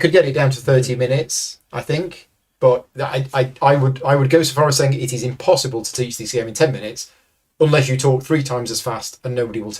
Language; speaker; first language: English; native; English